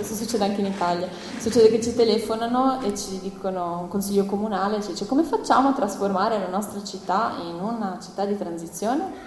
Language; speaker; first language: Italian; non-native, fluent; English